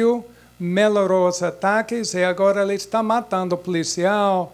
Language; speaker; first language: Portuguese; non-native, fluent; English